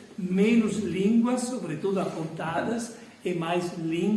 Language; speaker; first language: Portuguese; non-native, fluent; Italian